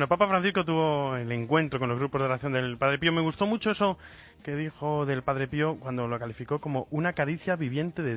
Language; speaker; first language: Spanish; native; Spanish